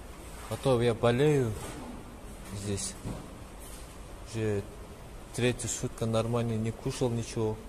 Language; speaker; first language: Russian; non-native, local second language; Kyrgyz